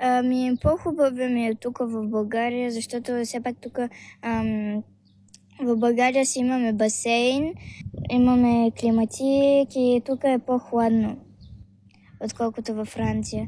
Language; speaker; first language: Bulgarian; early bilingual, heritage; Bulgarian